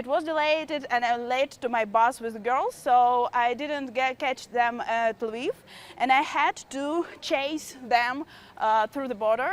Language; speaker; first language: English; non-native, fluent; Ukrainian